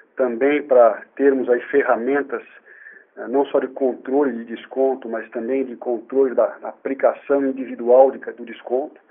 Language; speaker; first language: Portuguese; native; Portuguese